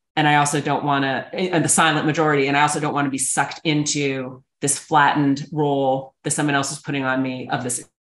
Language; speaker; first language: English; native; English